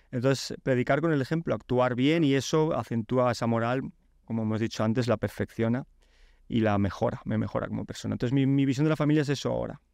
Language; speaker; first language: Spanish; early bilingual, other home language; Polish